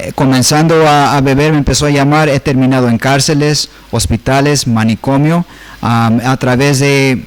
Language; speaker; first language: Spanish; early bilingual, heritage; Spanish